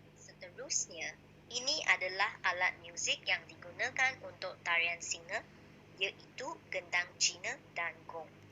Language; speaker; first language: Malay; non-native, local second language; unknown